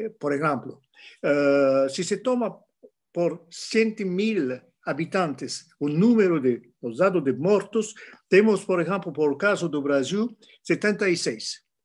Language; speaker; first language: Portuguese; non-native, fluent; French